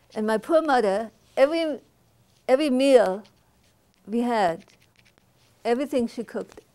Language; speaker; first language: English; non-native, fluent; German